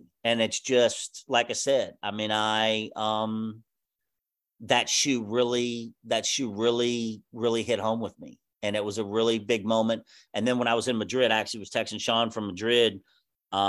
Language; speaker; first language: English; native; English